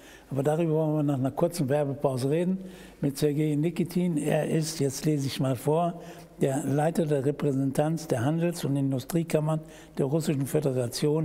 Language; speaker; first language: German; native; German